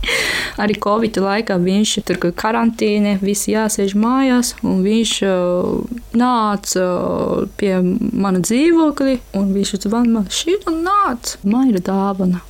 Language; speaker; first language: Latvian; non-native, learner; Japanese